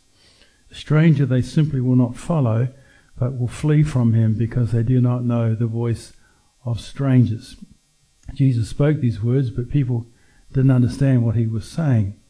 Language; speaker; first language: English; native; English